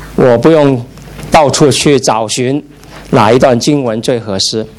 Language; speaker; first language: Chinese; native; Chinese